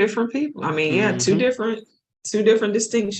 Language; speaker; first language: English; native; English